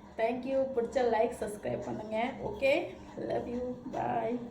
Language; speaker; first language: Tamil; non-native, learner; Hindi